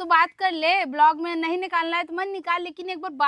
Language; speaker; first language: Hindi; non-native, local second language; Marathi